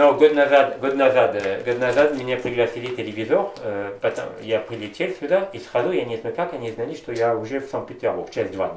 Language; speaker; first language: Russian; non-native, learner; French